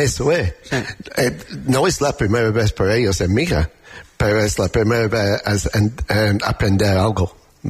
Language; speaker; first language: Spanish; non-native, learner; English